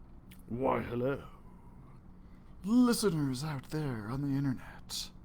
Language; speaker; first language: English; native; English